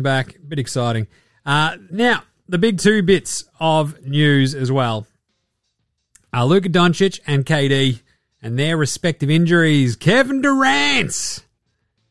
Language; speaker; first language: English; native; English